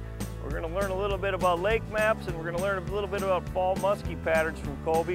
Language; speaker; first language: English; native; English